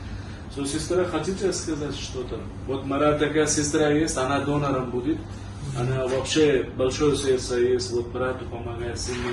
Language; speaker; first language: Russian; non-native, learner; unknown